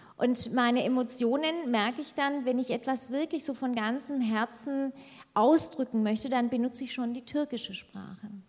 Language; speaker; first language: German; early bilingual, other home language; Turkish